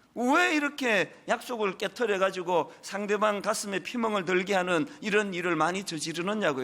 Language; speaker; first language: Korean; native; Korean